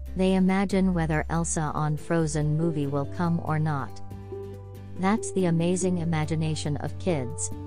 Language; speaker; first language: English; non-native, fluent; Thai